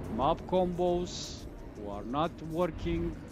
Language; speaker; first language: English; non-native, fluent; Romanian